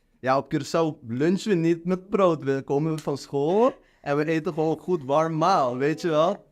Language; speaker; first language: Dutch; non-native, local second language; Papiamento